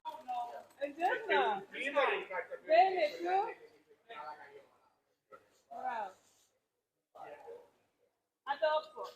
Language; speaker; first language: Italian; non-native, fluent; Malayalam